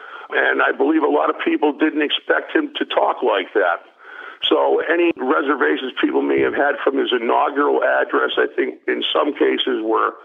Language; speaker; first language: English; early bilingual, other home language; German